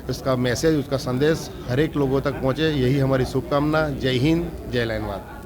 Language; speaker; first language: Hindi; non-native, local second language; Gujarati